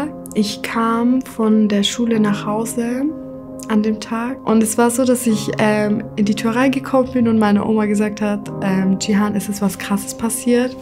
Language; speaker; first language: German; early bilingual, other home language; Kurdish